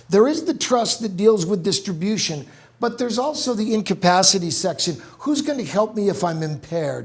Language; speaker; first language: English; native; English